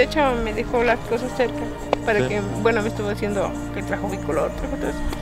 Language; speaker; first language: Spanish; native; Spanish